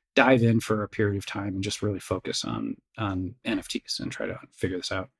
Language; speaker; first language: English; native; English